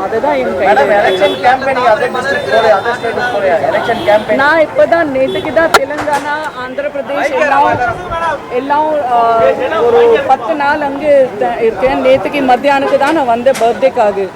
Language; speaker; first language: Tamil; non-native, local second language; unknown